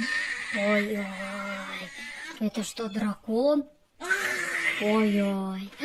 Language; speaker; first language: Russian; non-native, local second language; Kazakh